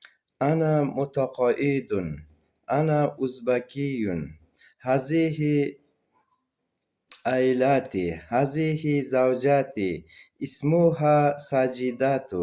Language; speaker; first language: Arabic; non-native, learner; Uzbek